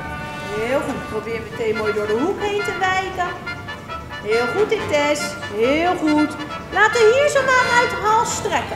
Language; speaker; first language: Dutch; native; Dutch